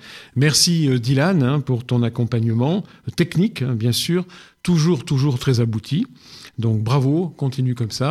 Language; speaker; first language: French; native; French